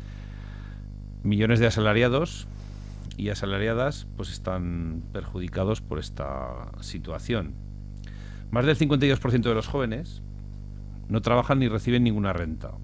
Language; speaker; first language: Spanish; native; Spanish